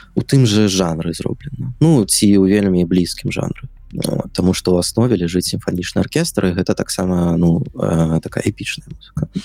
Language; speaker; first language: Belarusian; non-native, local second language; Russian